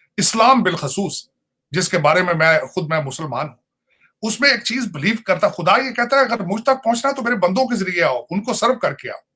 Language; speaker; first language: Urdu; non-native, local second language; Punjabi